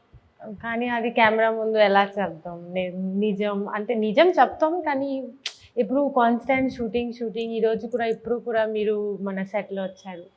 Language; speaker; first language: Telugu; non-native, fluent; Bangla